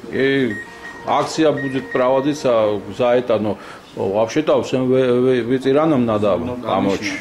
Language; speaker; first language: Russian; non-native, fluent; Georgian